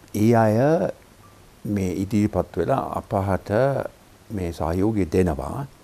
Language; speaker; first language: Sinhala; non-native, fluent; English